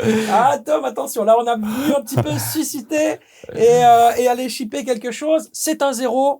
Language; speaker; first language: French; native; French